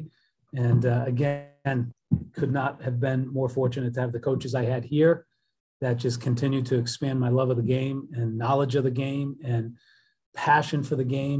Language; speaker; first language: English; native; English